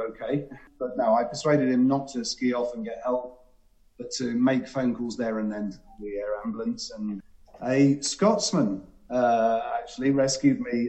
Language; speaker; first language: English; native; English